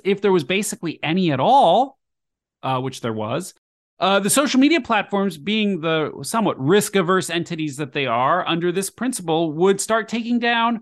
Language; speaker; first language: English; native; English